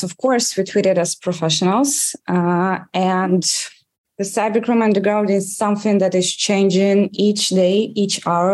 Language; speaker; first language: English; non-native, fluent; Russian